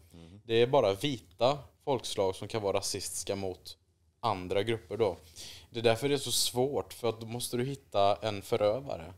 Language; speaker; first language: Swedish; native; Swedish